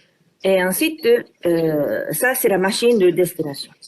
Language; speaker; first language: French; non-native, fluent; Japanese